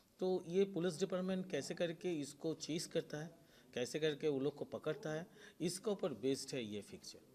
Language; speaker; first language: Hindi; non-native, local second language; Bangla